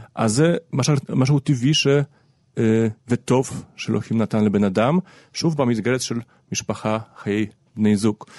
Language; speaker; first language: Hebrew; non-native, fluent; Polish